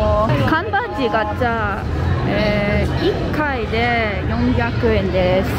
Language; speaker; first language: Japanese; non-native, learner; English